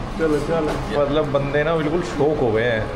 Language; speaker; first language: Hindi; native; Hindi